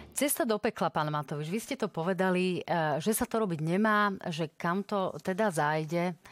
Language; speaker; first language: Slovak; native; Slovak